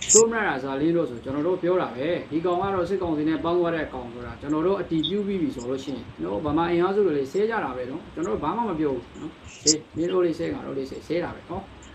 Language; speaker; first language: Burmese; native; Burmese